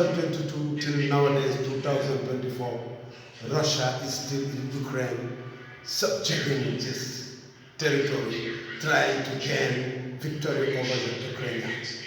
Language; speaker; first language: English; non-native, fluent; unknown